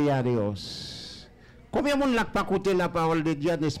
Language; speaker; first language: Spanish; non-native, learner; Haitian Creole